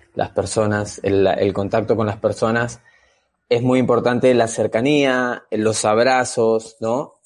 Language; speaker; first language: Spanish; native; Spanish